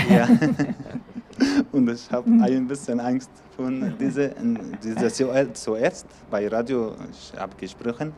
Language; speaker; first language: German; non-native, learner; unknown